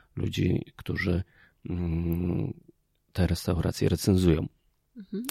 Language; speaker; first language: Polish; native; Polish